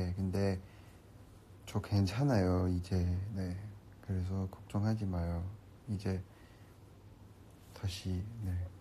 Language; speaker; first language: Korean; non-native, learner; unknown